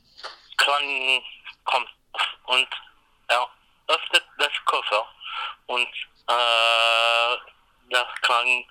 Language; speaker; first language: German; non-native, learner; English